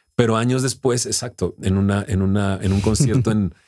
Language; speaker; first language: Spanish; native; Spanish